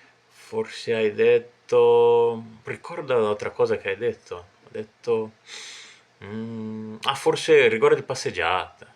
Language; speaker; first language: Italian; non-native, fluent; Portuguese